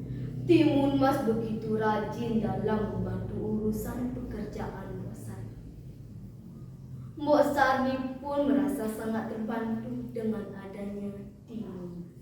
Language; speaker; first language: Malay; non-native, local second language; Balinese